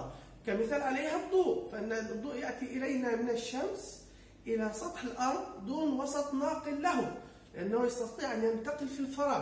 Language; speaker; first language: Arabic; native; Arabic